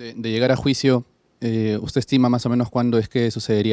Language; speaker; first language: Spanish; native; Spanish